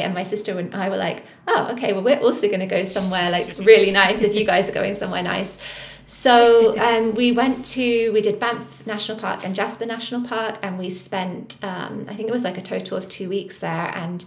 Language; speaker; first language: English; native; English